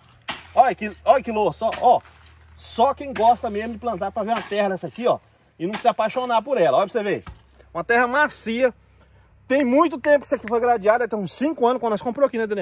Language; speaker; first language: Portuguese; native; Portuguese